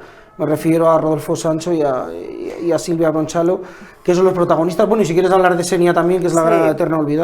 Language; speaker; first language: Spanish; native; Spanish